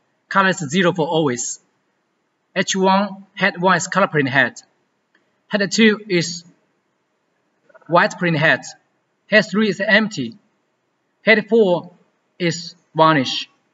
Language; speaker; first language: English; non-native, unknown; Chinese